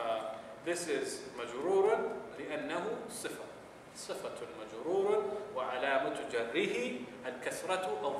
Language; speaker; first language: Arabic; non-native, fluent; English